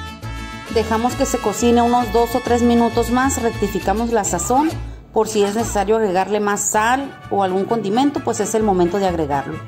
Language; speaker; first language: Spanish; native; Spanish